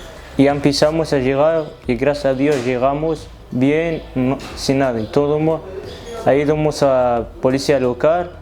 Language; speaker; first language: Spanish; non-native, learner; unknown